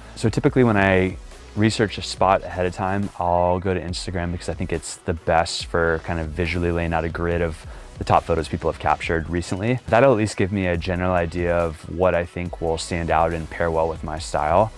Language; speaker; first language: English; native; English